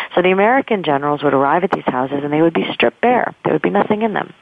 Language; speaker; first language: English; native; English